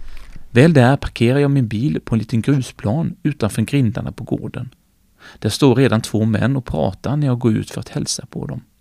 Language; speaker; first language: Swedish; native; Swedish